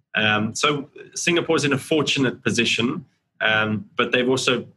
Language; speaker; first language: English; native; English